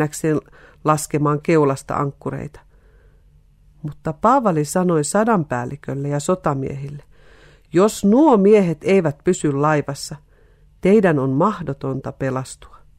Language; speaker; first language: Finnish; native; Finnish